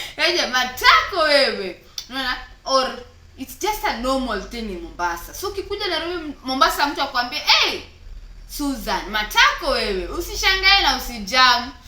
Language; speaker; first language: Swahili; native; Swahili